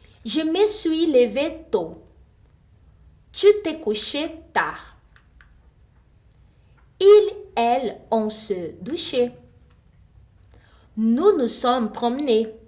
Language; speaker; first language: French; non-native, fluent; Portuguese